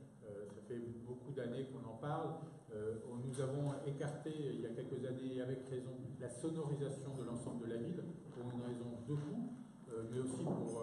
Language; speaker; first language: French; native; French